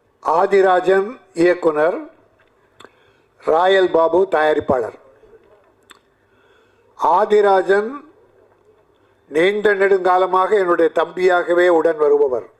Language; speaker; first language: Tamil; native; Tamil